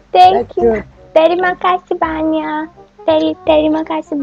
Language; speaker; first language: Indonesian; non-native, learner; Nepali